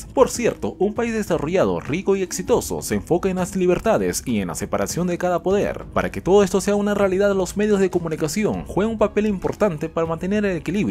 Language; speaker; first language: Spanish; native; Spanish